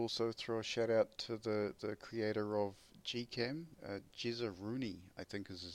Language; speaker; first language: English; native; English